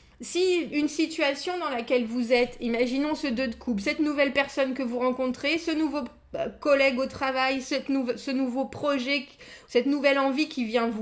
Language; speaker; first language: French; native; French